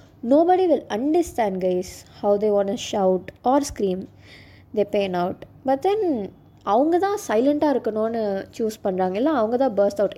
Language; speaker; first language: English; non-native, local second language; Tamil